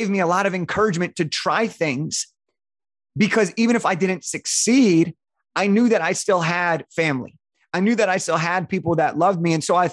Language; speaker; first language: English; native; English